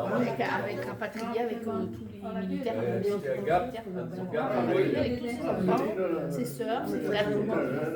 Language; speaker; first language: French; early bilingual, other home language; Vietnamese